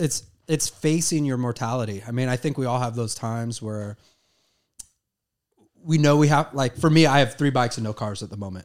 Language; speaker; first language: English; native; English